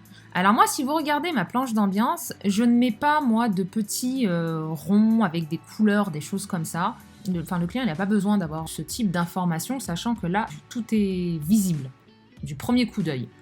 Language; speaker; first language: French; native; French